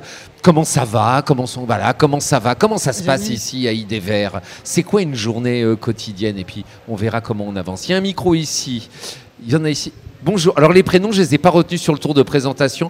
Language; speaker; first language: French; native; French